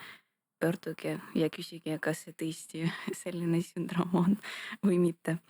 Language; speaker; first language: Estonian; non-native, local second language; Russian